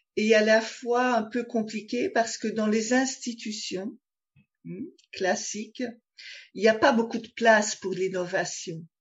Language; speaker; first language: French; native; French